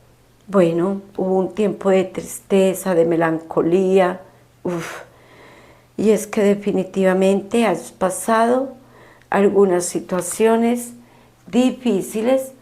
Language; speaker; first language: Spanish; native; Spanish